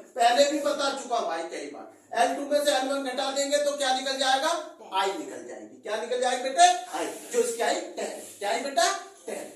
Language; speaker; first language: Hindi; native; Hindi